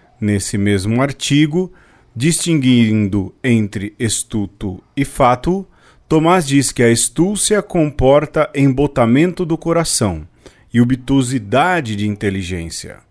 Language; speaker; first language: Portuguese; native; Portuguese